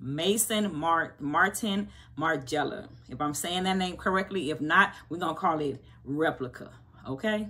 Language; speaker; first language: English; native; English